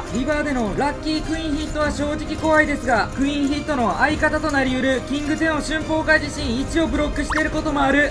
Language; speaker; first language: Japanese; native; Japanese